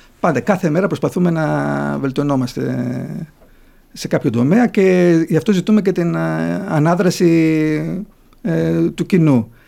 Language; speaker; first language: Greek; early bilingual, heritage; Greek